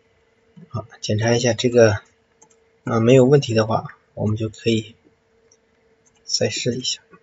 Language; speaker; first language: Chinese; native; Chinese